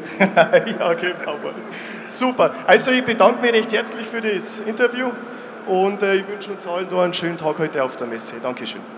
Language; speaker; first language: German; native; German